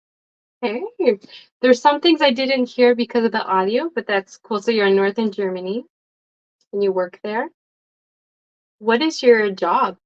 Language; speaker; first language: English; non-native, fluent; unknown